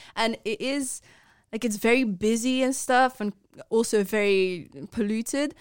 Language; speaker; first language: English; non-native, fluent; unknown